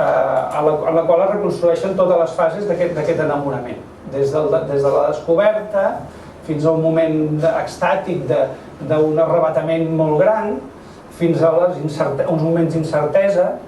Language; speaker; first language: Catalan; native; Catalan